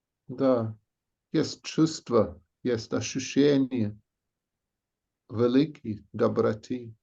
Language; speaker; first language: Russian; non-native, fluent; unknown